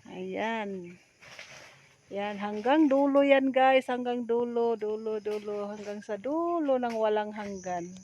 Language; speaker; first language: Filipino; non-native, local second language; Cebuano